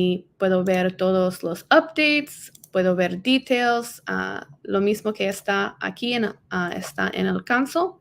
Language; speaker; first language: Spanish; non-native, learner; English